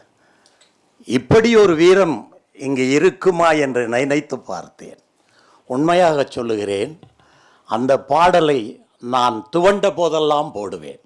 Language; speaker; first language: Tamil; native; Tamil